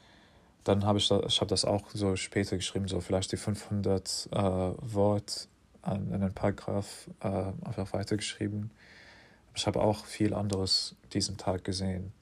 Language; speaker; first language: German; non-native, fluent; English